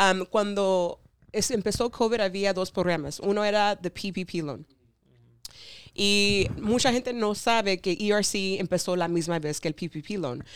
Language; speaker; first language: Spanish; early bilingual, heritage; Spanish